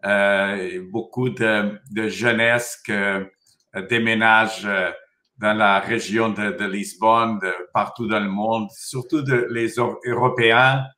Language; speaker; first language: French; non-native, fluent; Portuguese